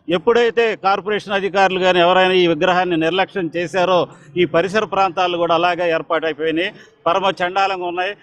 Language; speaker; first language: Telugu; native; Telugu